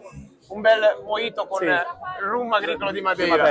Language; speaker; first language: Italian; native; Italian